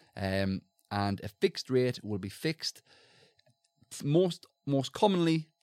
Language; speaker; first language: English; native; English